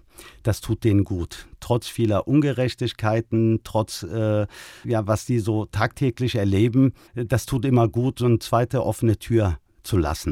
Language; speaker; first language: German; early bilingual, other home language; Turkish